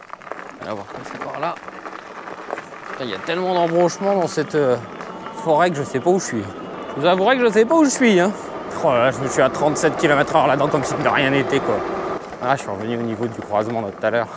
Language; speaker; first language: French; native; French